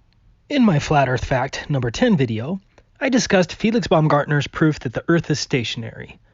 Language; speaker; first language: English; native; English